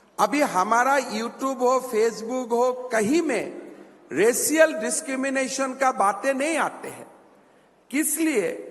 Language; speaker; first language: Hindi; non-native, local second language; Assamese